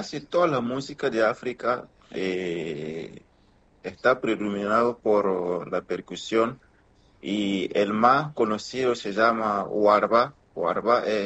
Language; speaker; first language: Spanish; non-native, fluent; Mossi